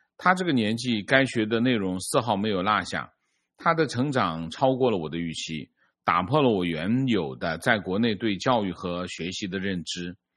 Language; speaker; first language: Chinese; native; Chinese